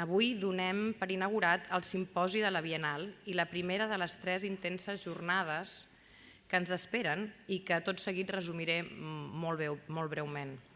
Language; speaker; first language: Catalan; native; Catalan